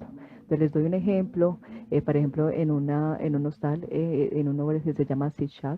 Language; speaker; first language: Spanish; non-native, fluent; French